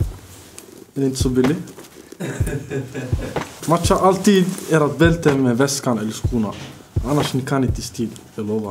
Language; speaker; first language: Swedish; early bilingual, other home language; Bosnian